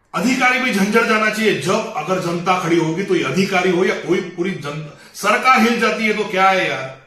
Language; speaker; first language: Hindi; non-native, local second language; Marathi